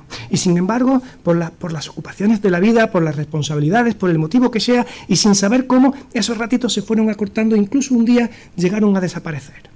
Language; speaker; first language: Spanish; native; Spanish